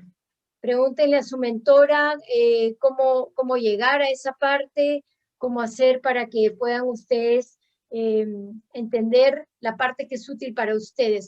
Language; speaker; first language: Spanish; native; Spanish